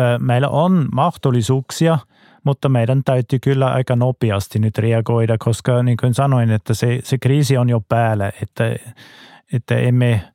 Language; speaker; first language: Finnish; non-native, fluent; German